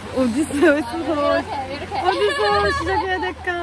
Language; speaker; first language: Korean; non-native, fluent; Turkish